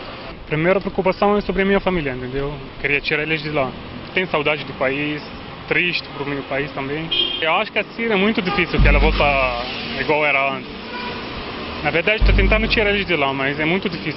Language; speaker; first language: Portuguese; non-native, fluent; Arabic